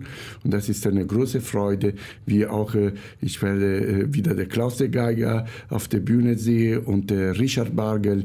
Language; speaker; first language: German; non-native, fluent; Italian